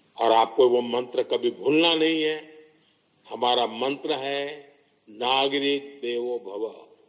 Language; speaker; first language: Hindi; non-native, local second language; Gujarati